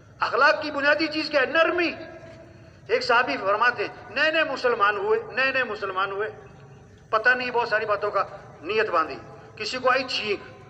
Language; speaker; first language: Urdu; non-native, local second language; Pashto